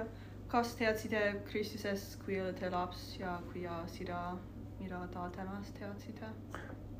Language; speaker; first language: Estonian; non-native, learner; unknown